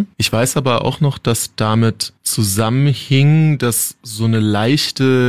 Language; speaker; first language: German; native; German